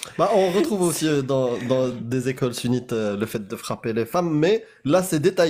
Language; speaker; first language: French; native; French